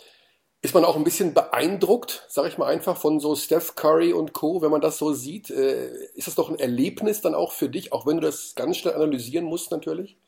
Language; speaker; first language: German; native; German